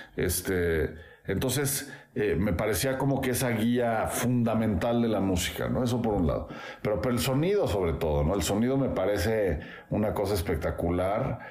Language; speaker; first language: Spanish; native; Spanish